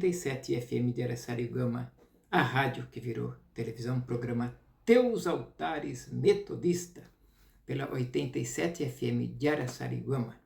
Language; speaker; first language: Portuguese; native; Portuguese